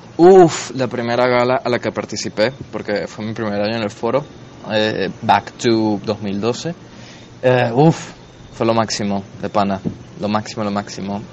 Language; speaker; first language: Spanish; native; Spanish